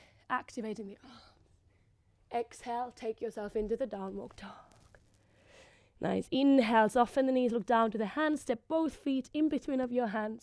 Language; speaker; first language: English; non-native, fluent; Finnish